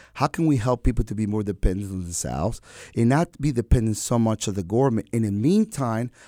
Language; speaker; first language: English; non-native, fluent; Spanish